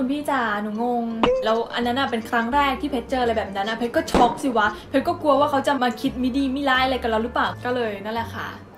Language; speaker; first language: Thai; native; Thai